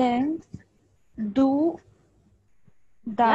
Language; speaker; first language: German; non-native, learner; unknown